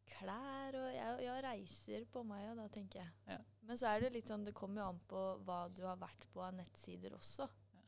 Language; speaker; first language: Norwegian; native; Norwegian